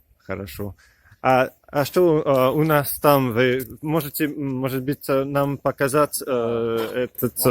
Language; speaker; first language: Russian; non-native, learner; French